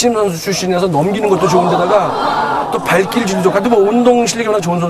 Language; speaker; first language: Korean; native; Korean